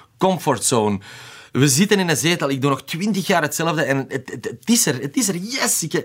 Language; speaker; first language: Dutch; native; Dutch